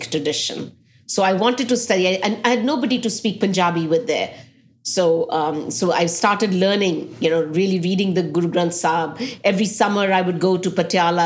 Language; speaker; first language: English; non-native, local second language; Punjabi